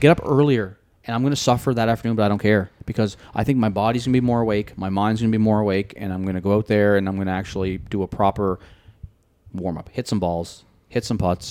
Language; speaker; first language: English; native; English